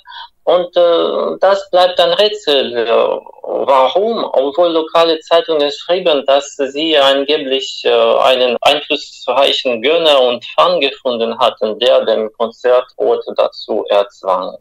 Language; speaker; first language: German; non-native, fluent; Russian